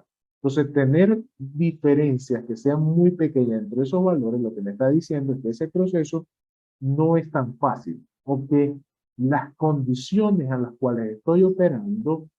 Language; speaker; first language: Spanish; native; Spanish